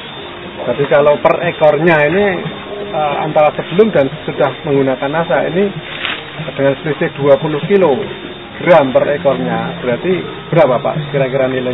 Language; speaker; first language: Indonesian; native; Indonesian